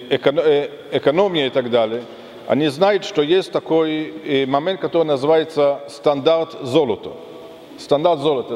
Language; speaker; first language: Russian; non-native, fluent; German